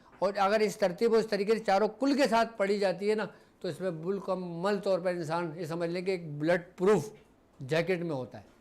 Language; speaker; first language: Urdu; native; Urdu